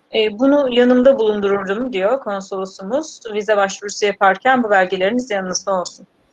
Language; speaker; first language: Turkish; native; Turkish